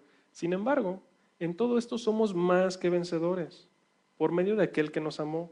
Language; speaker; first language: Spanish; native; Spanish